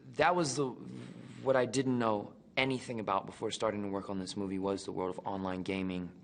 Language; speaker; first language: English; native; English